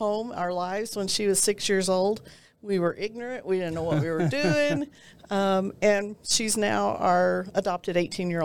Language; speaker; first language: English; native; English